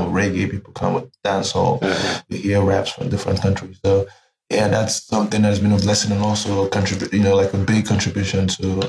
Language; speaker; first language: English; non-native, local second language; Yoruba